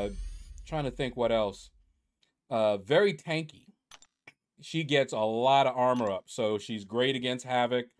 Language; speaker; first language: English; native; English